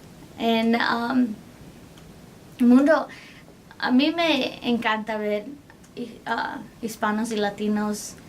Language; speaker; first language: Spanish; early bilingual, heritage; Spanish